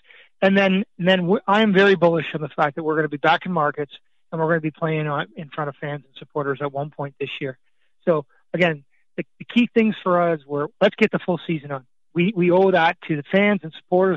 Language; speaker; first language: English; native; English